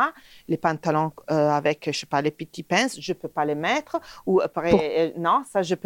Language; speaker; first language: French; non-native, fluent; Italian